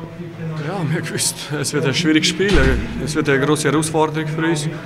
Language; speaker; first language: German; non-native, fluent; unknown